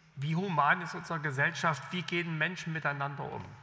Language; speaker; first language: German; native; German